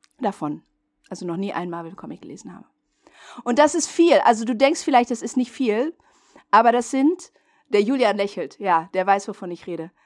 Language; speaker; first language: German; non-native, fluent; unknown